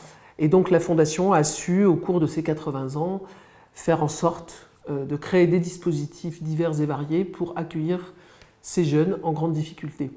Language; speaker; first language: French; native; French